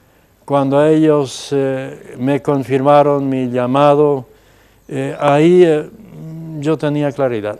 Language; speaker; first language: Spanish; non-native, local second language; Plautdietsch